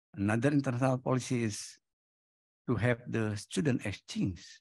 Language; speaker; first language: English; non-native, fluent; Indonesian